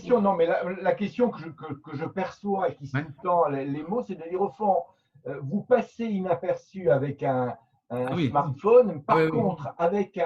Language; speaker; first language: French; native; French